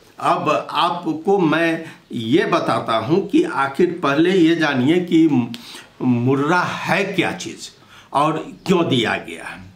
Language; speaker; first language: Hindi; non-native, local second language; Maithili